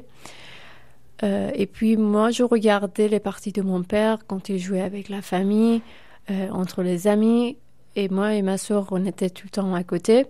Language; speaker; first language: French; non-native, fluent; Persian